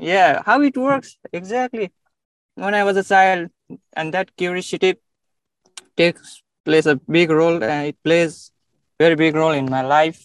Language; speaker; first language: English; non-native, local second language; Nepali